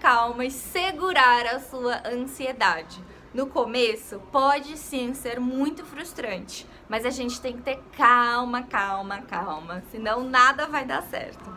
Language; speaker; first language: Portuguese; native; Portuguese